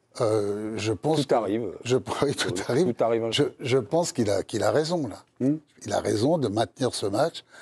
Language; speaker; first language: French; native; French